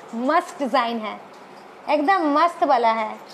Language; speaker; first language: Hindi; non-native, local second language; Bangla